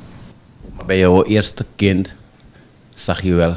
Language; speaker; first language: Dutch; native; Dutch